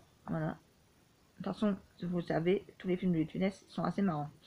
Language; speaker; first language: French; native; French